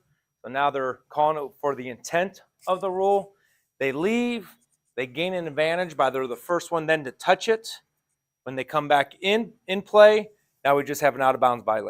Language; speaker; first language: English; native; English